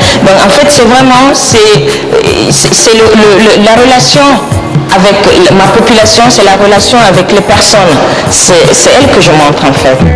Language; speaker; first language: French; non-native, local second language; Arabic